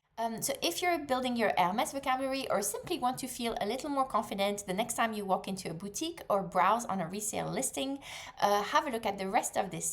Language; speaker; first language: English; non-native, fluent; French